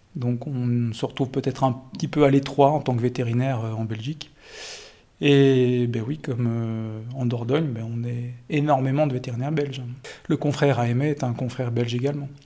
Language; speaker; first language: French; native; French